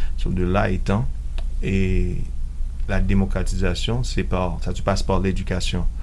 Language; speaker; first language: French; non-native, local second language; Haitian Creole